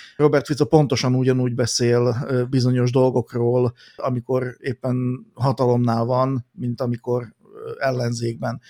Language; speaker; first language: Hungarian; native; Hungarian